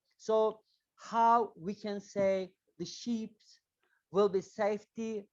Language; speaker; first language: English; non-native, learner; Turkish